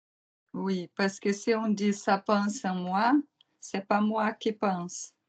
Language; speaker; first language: French; non-native, fluent; Portuguese